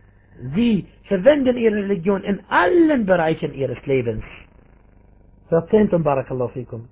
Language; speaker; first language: German; non-native, fluent; Arabic